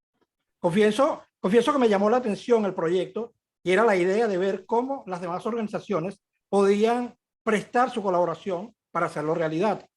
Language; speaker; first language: Spanish; native; Spanish